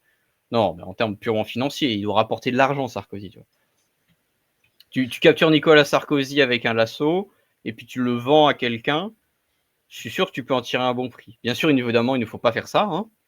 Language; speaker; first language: French; native; French